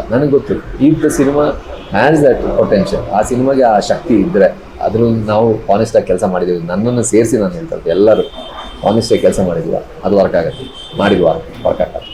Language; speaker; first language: Kannada; non-native, local second language; Tulu